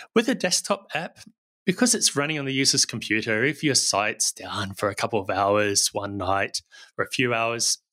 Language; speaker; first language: English; native; English